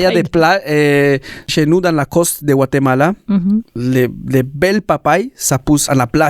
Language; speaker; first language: French; non-native, learner; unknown